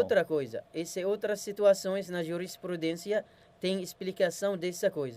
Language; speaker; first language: Portuguese; non-native, learner; Arabic